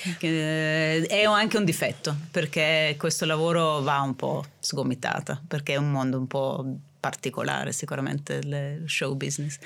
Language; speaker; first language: Italian; non-native, fluent; Swedish